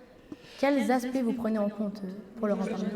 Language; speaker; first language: French; native; French